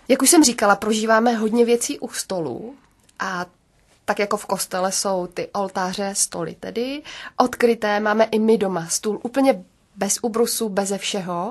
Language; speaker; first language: Czech; native; Czech